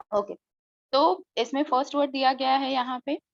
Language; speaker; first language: Hindi; non-native, local second language; Marathi